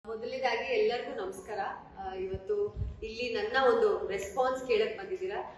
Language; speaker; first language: Kannada; non-native, local second language; Kodava